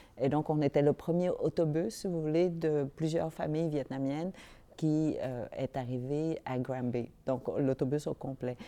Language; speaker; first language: French; early bilingual, other home language; Vietnamese